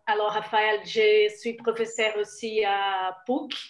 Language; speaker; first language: French; non-native, learner; Portuguese